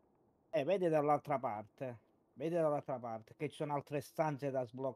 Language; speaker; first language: Italian; native; Italian